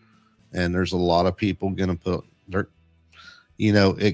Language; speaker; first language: English; native; English